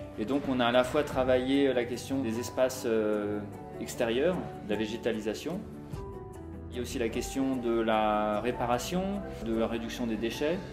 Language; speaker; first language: French; native; French